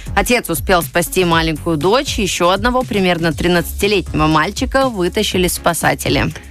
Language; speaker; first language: Russian; native; Russian